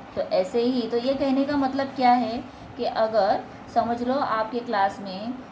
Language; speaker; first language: Hindi; non-native, local second language; Marathi